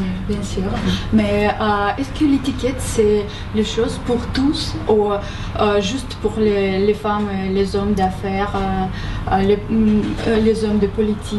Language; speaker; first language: French; non-native, learner; Russian